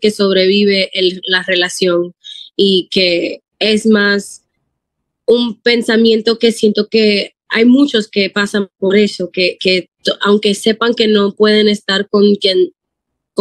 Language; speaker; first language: Spanish; early bilingual, heritage; Spanish